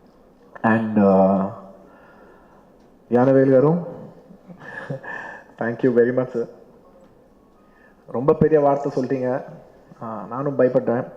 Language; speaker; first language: Tamil; non-native, local second language; Telugu